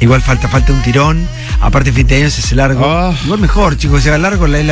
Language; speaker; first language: Spanish; native; Spanish